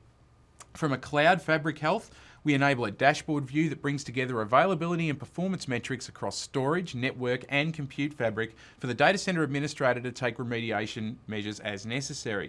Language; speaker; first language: English; native; English